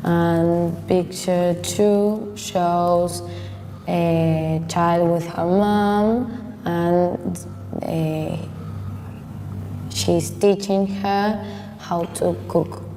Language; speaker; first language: English; non-native, learner; Spanish